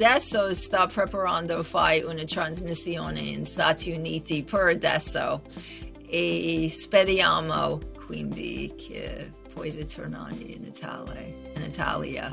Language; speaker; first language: Italian; non-native, learner; English